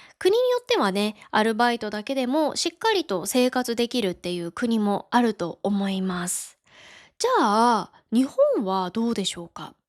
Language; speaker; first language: Japanese; native; Japanese